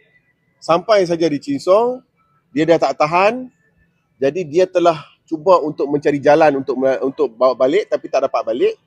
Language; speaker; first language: Malay; native; Malay